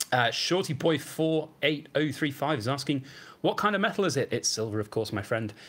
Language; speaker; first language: English; native; English